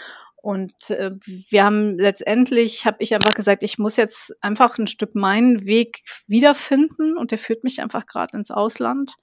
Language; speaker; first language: German; native; German